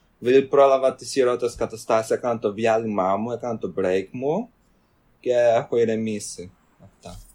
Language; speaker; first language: Greek; early bilingual, other home language; Albanian